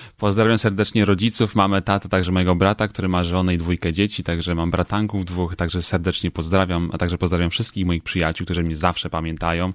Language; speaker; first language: Polish; native; Polish